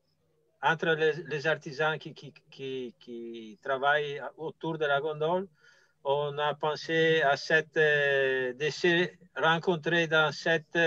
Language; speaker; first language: French; non-native, fluent; Italian